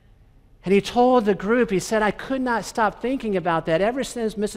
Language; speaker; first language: English; native; English